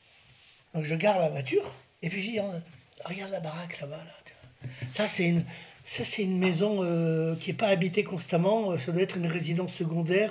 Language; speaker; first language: French; native; French